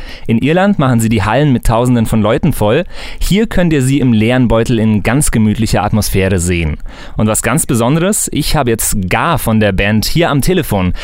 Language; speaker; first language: German; native; German